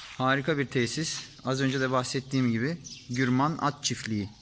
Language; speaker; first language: Turkish; native; Turkish